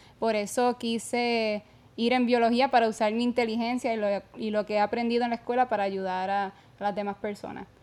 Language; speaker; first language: Spanish; native; Spanish